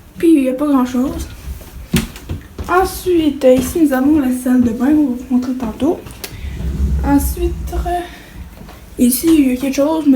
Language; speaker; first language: French; native; French